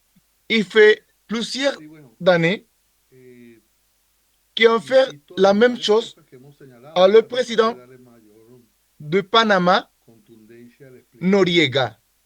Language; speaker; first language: French; non-native, learner; Spanish